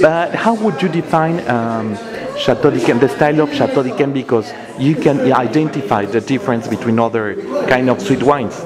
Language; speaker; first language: English; non-native, fluent; Spanish